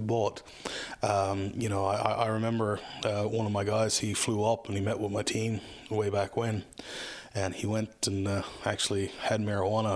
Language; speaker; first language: English; native; English